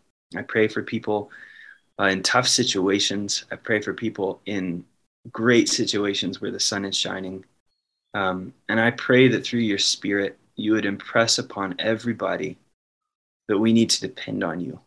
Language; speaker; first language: English; native; English